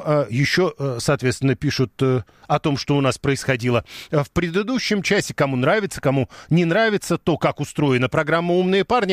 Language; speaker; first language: Russian; native; Russian